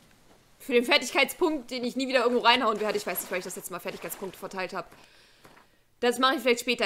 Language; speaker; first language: German; native; German